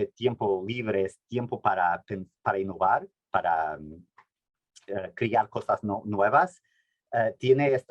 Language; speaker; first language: Spanish; non-native, fluent; Portuguese